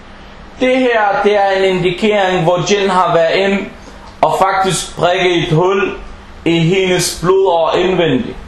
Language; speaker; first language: Danish; early bilingual, other home language; Arabic